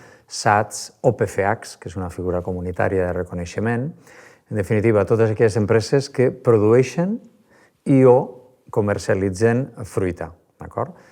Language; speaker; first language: Catalan; native; Catalan